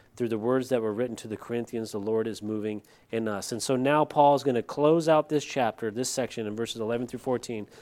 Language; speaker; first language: English; early bilingual, other home language; Dutch